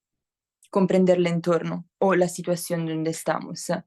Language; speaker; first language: Spanish; non-native, learner; Italian